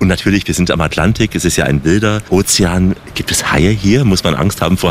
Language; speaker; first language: German; native; German